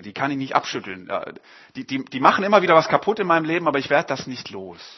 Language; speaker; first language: German; native; German